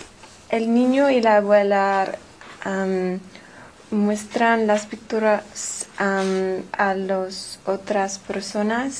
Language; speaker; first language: Spanish; non-native, learner; English